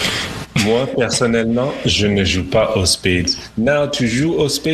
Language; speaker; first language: French; non-native, fluent; English